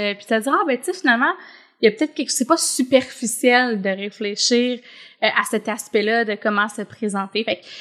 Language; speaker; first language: French; native; French